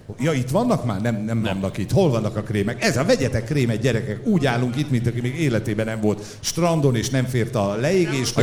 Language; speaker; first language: Hungarian; native; Hungarian